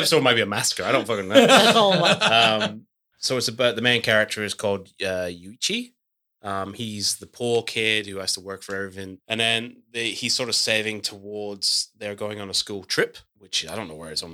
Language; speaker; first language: English; native; English